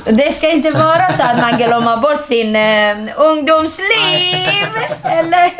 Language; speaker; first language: Swedish; non-native, fluent; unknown